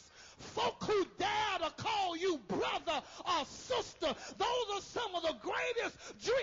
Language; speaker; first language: English; native; English